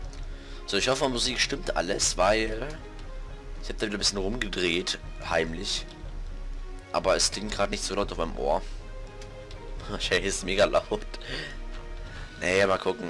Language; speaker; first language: German; native; German